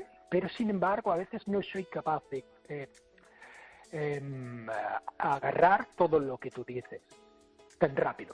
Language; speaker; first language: Spanish; non-native, fluent; English